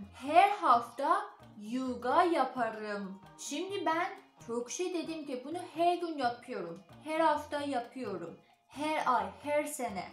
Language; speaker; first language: Turkish; non-native, learner; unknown